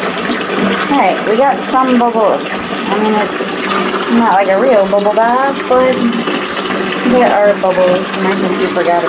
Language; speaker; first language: English; native; English